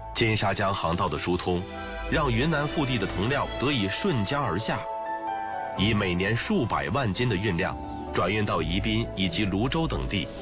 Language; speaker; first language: Chinese; native; Chinese